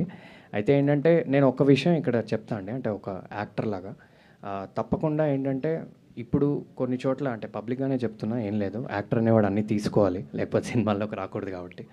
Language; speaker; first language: Telugu; native; Telugu